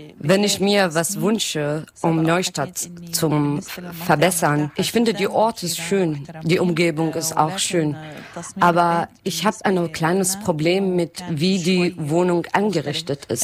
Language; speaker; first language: German; non-native, learner; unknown